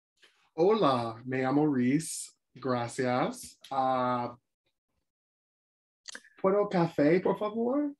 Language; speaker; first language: Spanish; non-native, learner; English